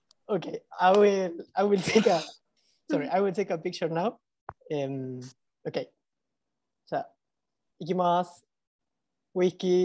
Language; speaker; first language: English; non-native, fluent; Spanish